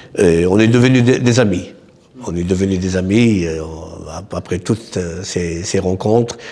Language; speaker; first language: French; non-native, local second language; Arabic